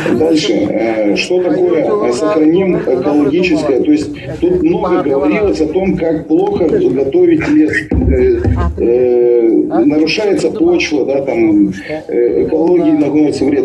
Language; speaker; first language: Russian; native; Russian